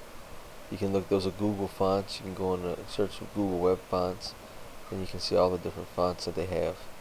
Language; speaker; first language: English; native; English